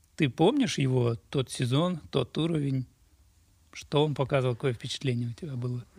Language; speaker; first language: Russian; native; Russian